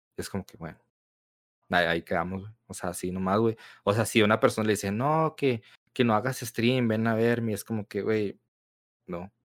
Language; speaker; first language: Spanish; early bilingual, heritage; Spanish